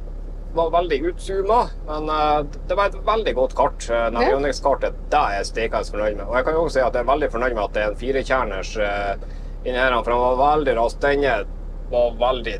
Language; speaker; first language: Norwegian; native; Norwegian